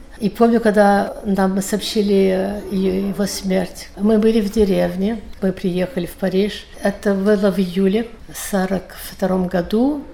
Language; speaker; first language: Russian; early bilingual, heritage; Russian